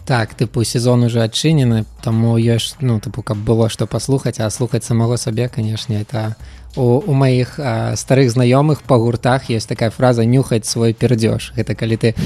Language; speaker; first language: Belarusian; non-native, local second language; Russian